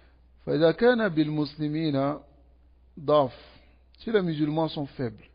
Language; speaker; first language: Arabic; non-native, fluent; French